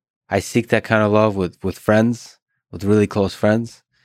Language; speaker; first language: English; early bilingual, other home language; Russian